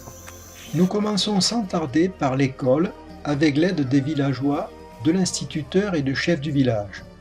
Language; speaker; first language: French; native; French